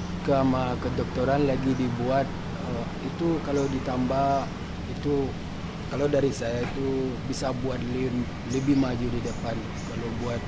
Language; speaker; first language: Indonesian; non-native, learner; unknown